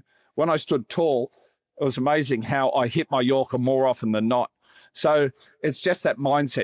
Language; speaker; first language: English; native; English